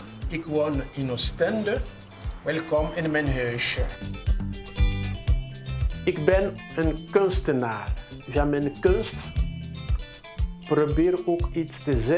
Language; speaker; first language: Dutch; non-native, fluent; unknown